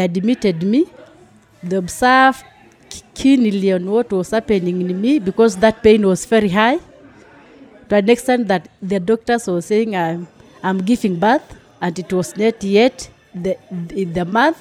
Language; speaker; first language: English; non-native, local second language; Masai